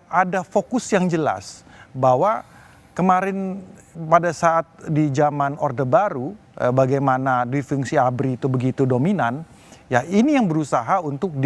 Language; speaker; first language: Indonesian; native; Indonesian